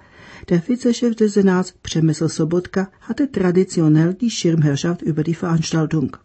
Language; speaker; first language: German; native; German